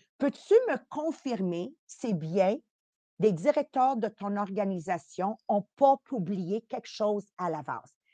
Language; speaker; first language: French; early bilingual, other home language; Italian